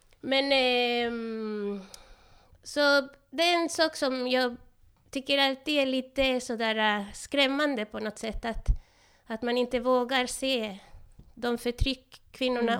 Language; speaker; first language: Swedish; non-native, fluent; Spanish